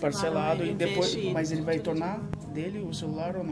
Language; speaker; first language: Portuguese; native; Portuguese